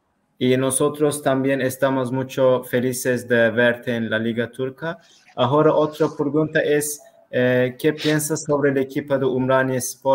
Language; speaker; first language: Spanish; non-native, learner; Turkish